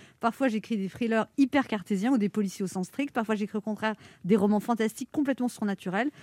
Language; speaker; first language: French; native; French